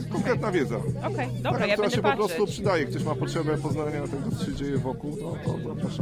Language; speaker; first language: Polish; native; Polish